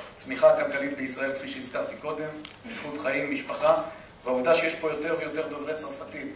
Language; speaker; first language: Hebrew; native; Hebrew